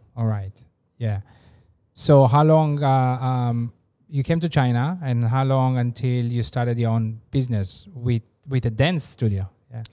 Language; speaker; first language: English; non-native, fluent; Hebrew